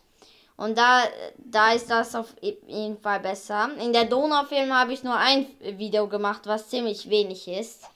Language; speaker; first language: German; early bilingual, other home language; Hungarian